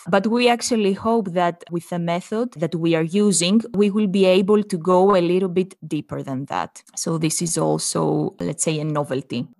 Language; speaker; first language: English; non-native, fluent; Greek